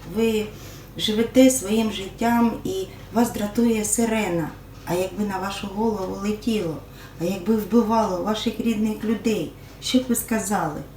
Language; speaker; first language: Ukrainian; non-native, local second language; Russian